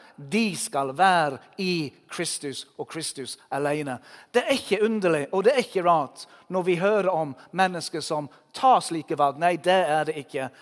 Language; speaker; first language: Norwegian; non-native, fluent; English